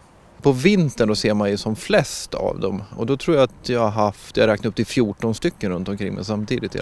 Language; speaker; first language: Swedish; native; Swedish